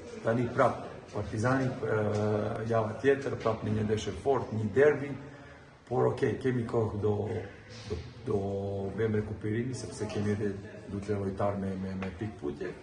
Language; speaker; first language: Albanian; non-native, fluent; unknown